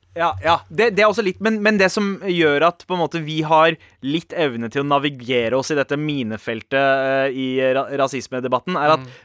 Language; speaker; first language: Norwegian; early bilingual, other home language; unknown